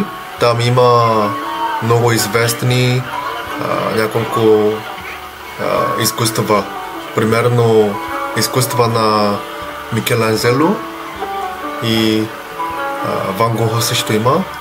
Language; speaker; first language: Bulgarian; non-native, learner; Korean